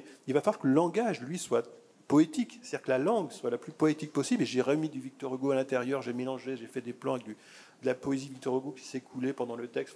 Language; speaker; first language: French; native; French